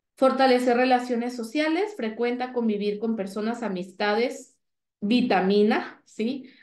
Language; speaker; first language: Spanish; native; Spanish